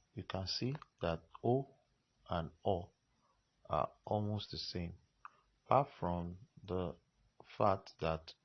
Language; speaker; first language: English; non-native, local second language; Yoruba